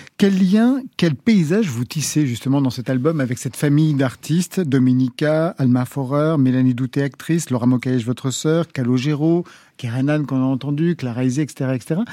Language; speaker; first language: French; native; French